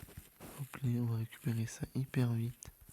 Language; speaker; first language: French; native; French